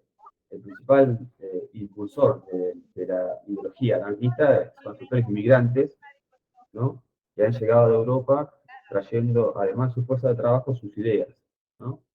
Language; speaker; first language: Spanish; native; Spanish